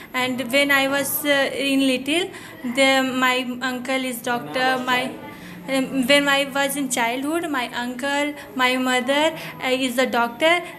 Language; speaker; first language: English; non-native, local second language; Hindi